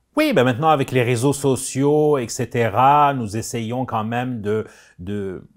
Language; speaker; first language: French; non-native, local second language; Arabic